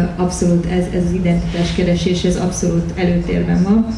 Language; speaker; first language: Hungarian; early bilingual, heritage; Hungarian